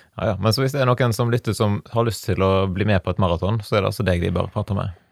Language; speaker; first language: Norwegian; native; Norwegian